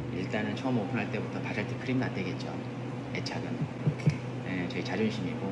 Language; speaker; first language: Korean; native; Korean